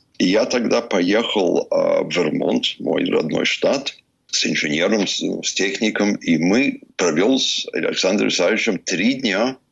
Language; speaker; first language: Russian; early bilingual, heritage; Russian